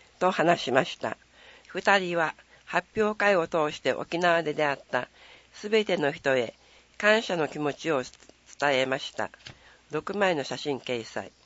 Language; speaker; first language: Japanese; native; Japanese